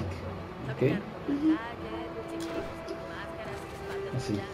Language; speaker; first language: Spanish; native; Spanish